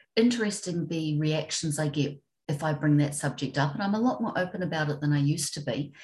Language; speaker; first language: English; native; English